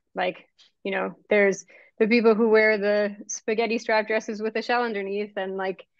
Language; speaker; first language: English; native; English